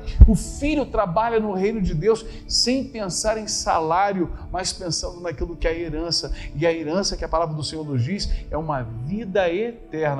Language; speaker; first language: Portuguese; native; Portuguese